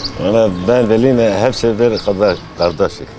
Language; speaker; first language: Turkish; non-native, learner; Arabic